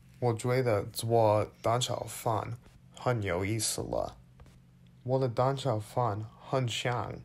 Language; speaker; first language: Chinese; non-native, learner; English